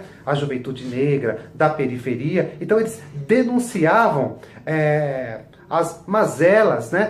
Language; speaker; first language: Portuguese; native; Portuguese